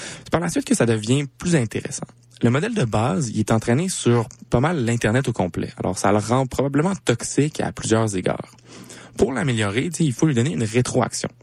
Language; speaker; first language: French; native; French